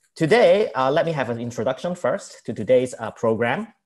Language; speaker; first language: English; non-native, local second language; Cantonese